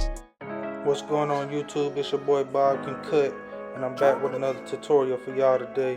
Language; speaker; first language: English; native; English